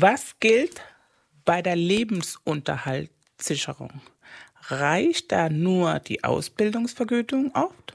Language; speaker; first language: German; non-native, fluent; Spanish